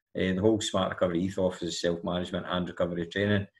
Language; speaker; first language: English; native; English